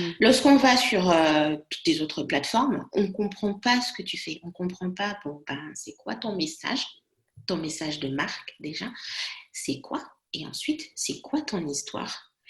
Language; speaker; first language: French; non-native, local second language; Lingala